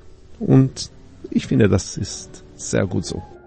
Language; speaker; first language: German; non-native, fluent; Polish